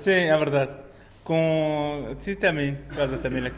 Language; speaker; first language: Portuguese; non-native, learner; Arabic